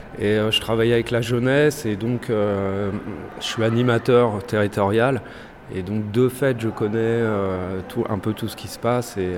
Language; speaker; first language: French; native; French